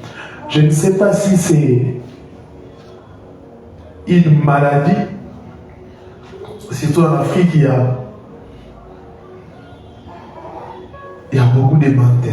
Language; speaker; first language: French; non-native, local second language; Lingala